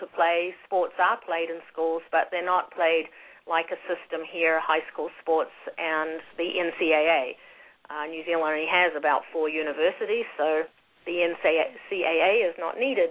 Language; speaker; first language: English; native; English